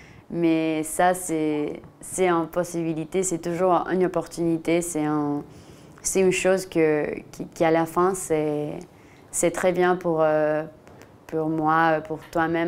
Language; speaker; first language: French; non-native, fluent; Spanish